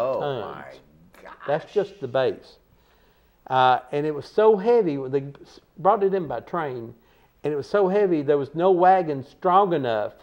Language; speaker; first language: English; native; English